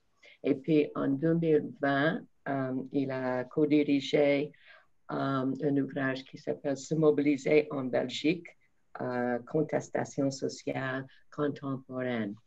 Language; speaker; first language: French; non-native, fluent; English